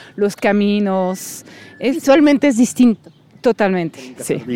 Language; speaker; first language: Spanish; non-native, fluent; French